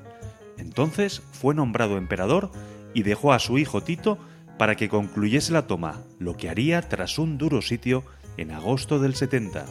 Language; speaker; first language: Spanish; native; Spanish